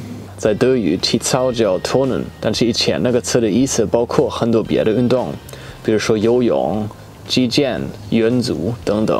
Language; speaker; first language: Chinese; non-native, fluent; German